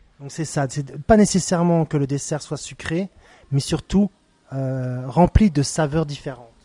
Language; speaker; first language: French; native; French